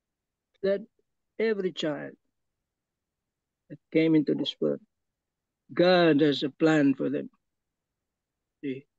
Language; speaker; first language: English; non-native, local second language; Filipino